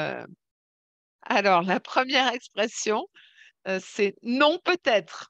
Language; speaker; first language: French; native; French